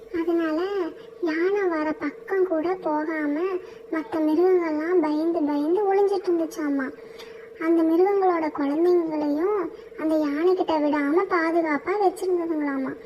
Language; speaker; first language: Tamil; native; Tamil